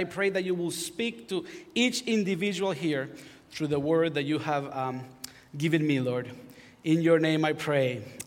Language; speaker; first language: English; non-native, fluent; Spanish